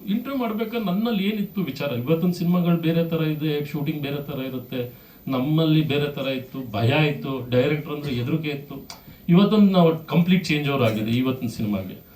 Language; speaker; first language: Kannada; native; Kannada